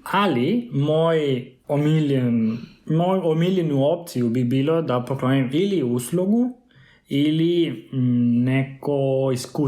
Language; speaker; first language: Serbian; non-native, fluent; Spanish